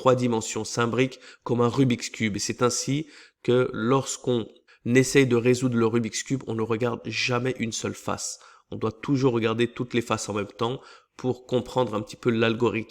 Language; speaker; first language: French; native; French